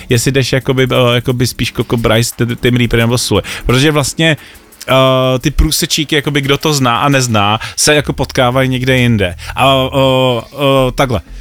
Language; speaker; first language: Czech; native; Czech